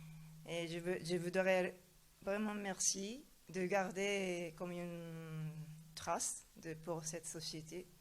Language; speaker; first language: French; non-native, fluent; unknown